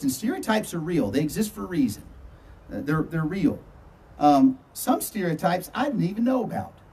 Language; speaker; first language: English; native; English